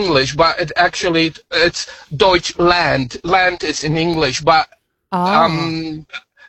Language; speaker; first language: English; non-native, fluent; Assyrian Neo-Aramaic